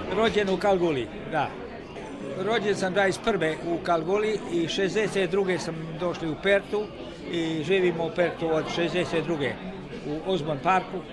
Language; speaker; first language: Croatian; early bilingual, heritage; Serbian